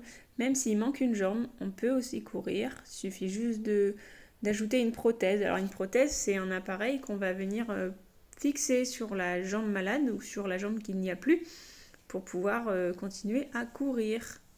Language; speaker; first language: French; native; French